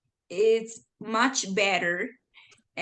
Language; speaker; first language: English; non-native, fluent; Spanish